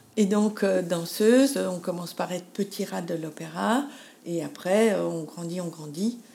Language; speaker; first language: French; native; French